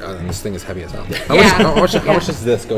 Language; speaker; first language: English; native; English